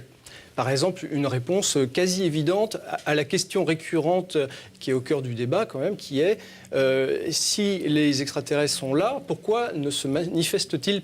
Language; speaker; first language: French; native; French